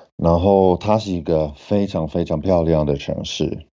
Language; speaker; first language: Chinese; non-native, fluent; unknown